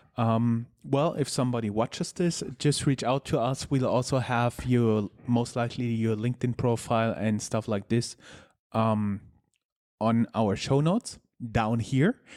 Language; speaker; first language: English; non-native, fluent; German